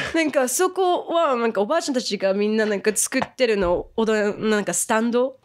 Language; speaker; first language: Japanese; early bilingual, heritage; Japanese